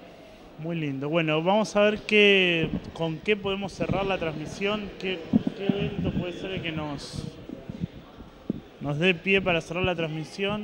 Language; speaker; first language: Spanish; native; Spanish